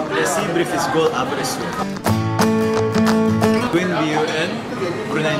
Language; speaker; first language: Welsh; non-native, learner; Malay